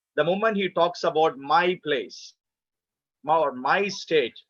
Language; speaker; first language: English; non-native, local second language; Malayalam